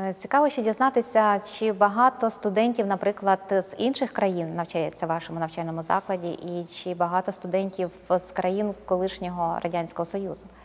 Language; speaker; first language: Ukrainian; native; Ukrainian